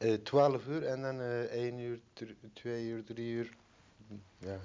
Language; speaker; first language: Dutch; non-native, learner; Turkish